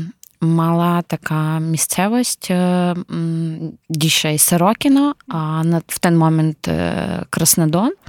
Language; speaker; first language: Polish; non-native, learner; Ukrainian